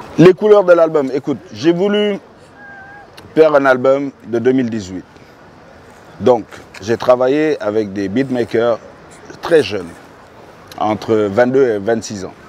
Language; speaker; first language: French; non-native, local second language; Wolof